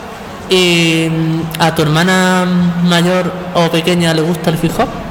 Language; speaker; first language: Spanish; native; Spanish